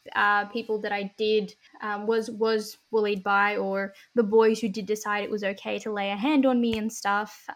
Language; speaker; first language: English; early bilingual, other home language; Hindi